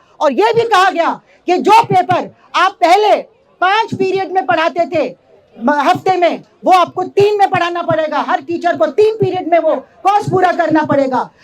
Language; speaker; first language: Hindi; native; Hindi